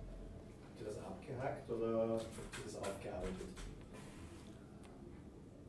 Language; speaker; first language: German; native; German